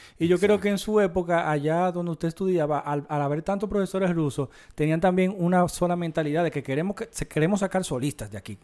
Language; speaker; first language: Spanish; native; Spanish